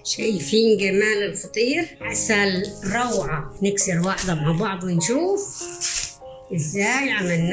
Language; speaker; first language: Arabic; native; Arabic